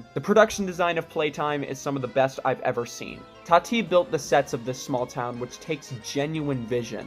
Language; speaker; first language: English; native; English